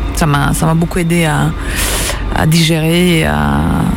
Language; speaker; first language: French; early bilingual, other home language; Serbian